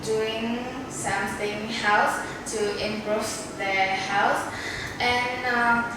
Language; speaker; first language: English; non-native, learner; Vietnamese